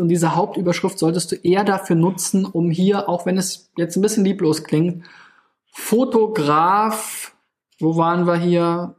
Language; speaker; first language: German; native; German